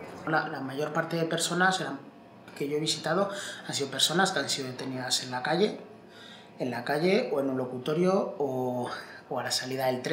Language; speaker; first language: Spanish; native; Spanish